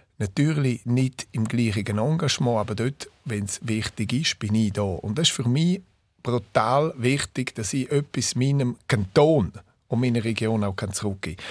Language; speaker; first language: German; non-native, local second language; Romansh